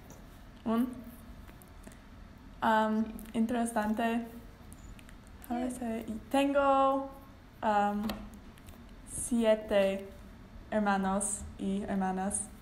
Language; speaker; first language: Spanish; non-native, learner; English